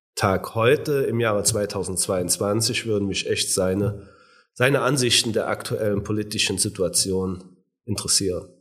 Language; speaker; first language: German; native; German